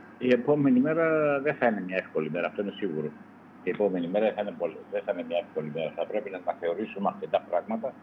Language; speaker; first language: Greek; native; Greek